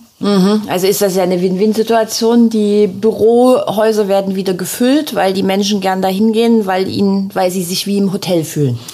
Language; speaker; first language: German; native; German